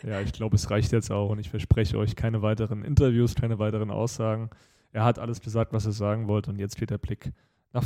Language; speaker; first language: German; native; German